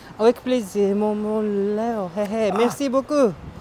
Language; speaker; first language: French; non-native, learner; Japanese